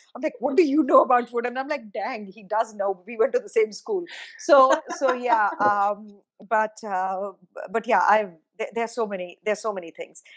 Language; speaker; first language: English; non-native, local second language; Hindi